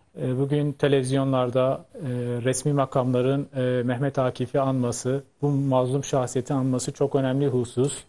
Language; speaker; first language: Turkish; non-native, local second language; Kurdish